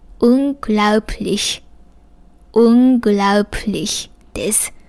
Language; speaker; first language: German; non-native, fluent; Japanese